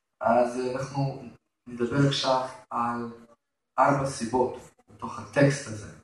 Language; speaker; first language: Hebrew; non-native, fluent; Russian